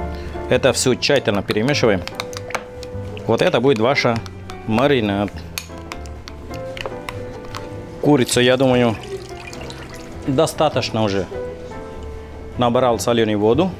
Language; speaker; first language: Russian; non-native, learner; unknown